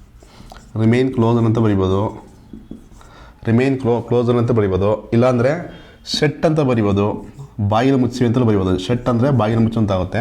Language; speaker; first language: Kannada; native; Kannada